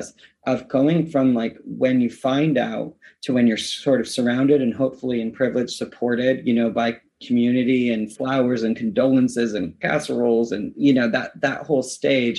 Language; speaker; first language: English; native; English